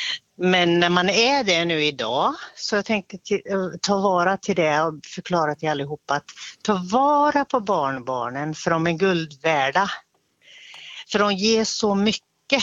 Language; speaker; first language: Swedish; native; Swedish